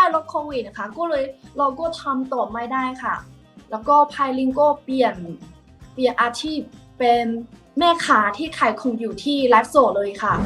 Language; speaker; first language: Thai; non-native, fluent; Chinese